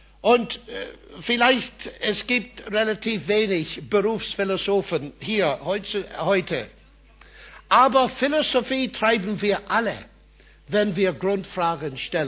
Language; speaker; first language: German; non-native, fluent; English